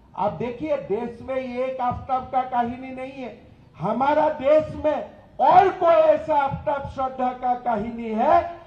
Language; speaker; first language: Hindi; non-native, local second language; Assamese